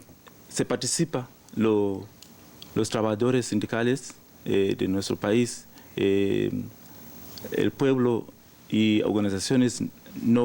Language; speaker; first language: Spanish; non-native, learner; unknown